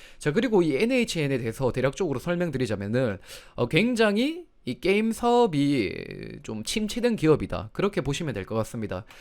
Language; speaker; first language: Korean; native; Korean